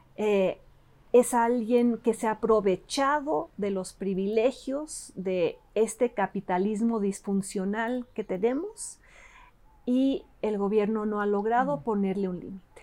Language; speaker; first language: Spanish; early bilingual, other home language; English